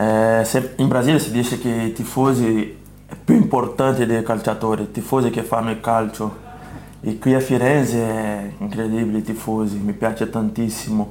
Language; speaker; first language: Italian; non-native, fluent; Portuguese